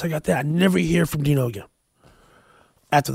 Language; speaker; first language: English; native; English